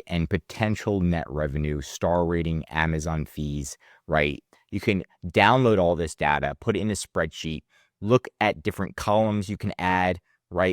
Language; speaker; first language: English; native; English